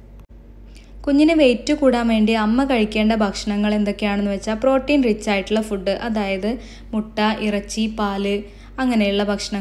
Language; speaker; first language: Malayalam; native; Malayalam